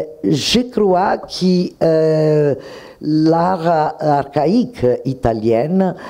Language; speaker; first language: French; non-native, fluent; Italian